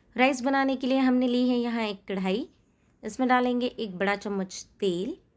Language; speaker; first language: Hindi; non-native, local second language; Marathi